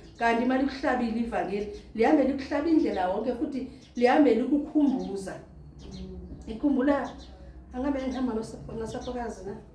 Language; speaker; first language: Zulu; non-native, local second language; Xhosa